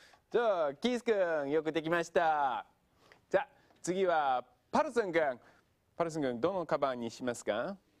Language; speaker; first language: Japanese; non-native, fluent; English